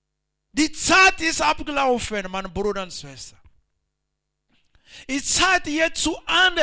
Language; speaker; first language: German; non-native, learner; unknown